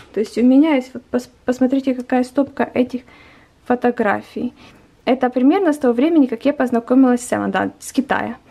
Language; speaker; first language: Russian; native; Russian